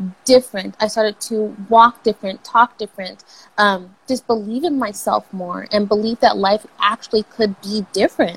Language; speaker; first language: English; native; English